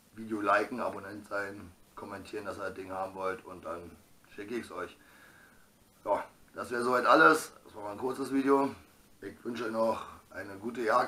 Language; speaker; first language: German; native; German